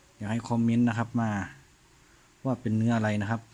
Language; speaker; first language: Thai; non-native, local second language; Northeastern Thai